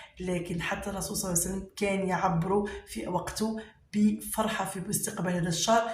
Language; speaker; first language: Arabic; native; Arabic